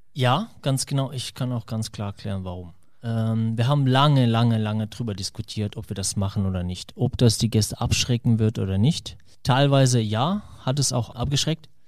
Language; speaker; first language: German; non-native, fluent; Russian